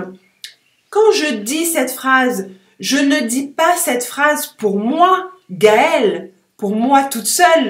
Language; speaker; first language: French; native; French